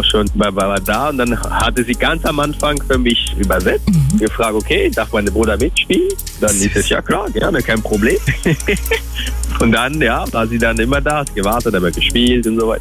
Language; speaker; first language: German; non-native, fluent; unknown